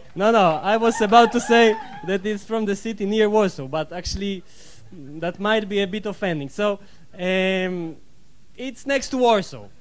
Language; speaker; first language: English; non-native, fluent; Polish